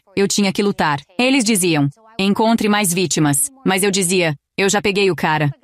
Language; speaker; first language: Portuguese; non-native, fluent; Greek